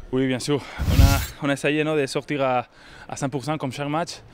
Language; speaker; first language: French; non-native, learner; Spanish